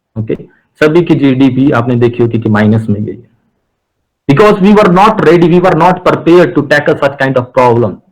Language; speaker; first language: Hindi; non-native, local second language; Punjabi